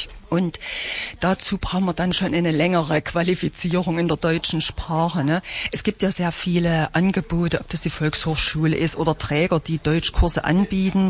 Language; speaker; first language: German; native; German